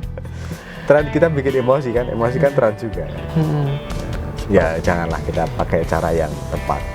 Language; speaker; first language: Indonesian; native; Indonesian